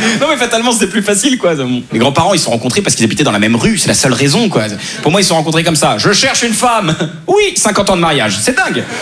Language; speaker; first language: French; native; French